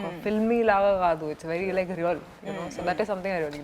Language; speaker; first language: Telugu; non-native, fluent; Hindi